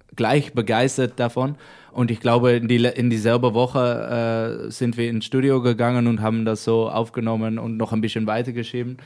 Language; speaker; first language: German; non-native, learner; Dutch